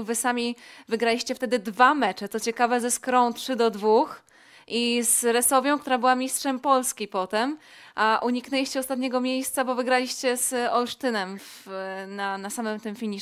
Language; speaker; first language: Polish; native; Polish